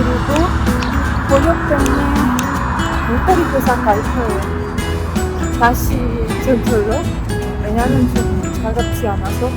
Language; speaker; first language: Korean; non-native, learner; Ukrainian